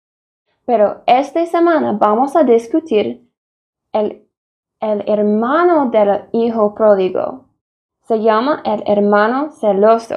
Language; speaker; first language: Spanish; non-native, fluent; English